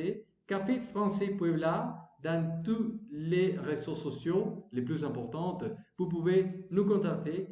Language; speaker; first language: French; non-native, learner; Spanish